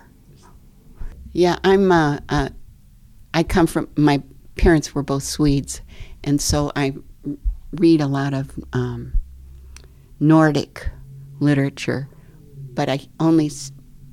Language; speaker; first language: English; native; English